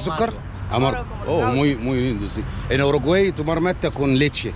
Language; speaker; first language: Spanish; non-native, learner; Arabic